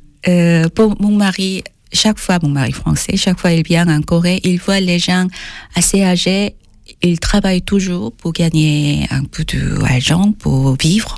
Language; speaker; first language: French; non-native, fluent; Korean